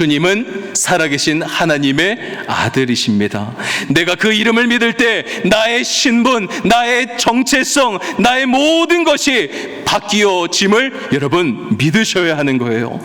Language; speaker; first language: Korean; native; Korean